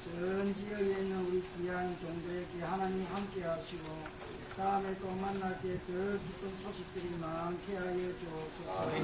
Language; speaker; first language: Korean; native; Korean